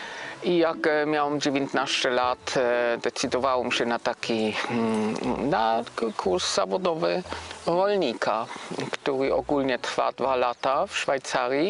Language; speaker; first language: Polish; non-native, fluent; German